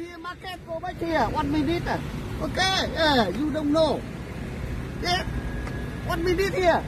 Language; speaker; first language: English; non-native, learner; Vietnamese